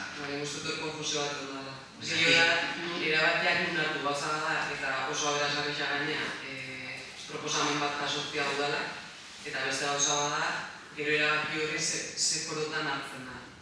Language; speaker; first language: Basque; native; Basque